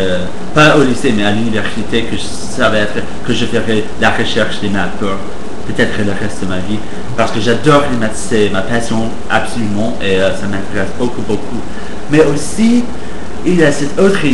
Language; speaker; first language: French; non-native, fluent; English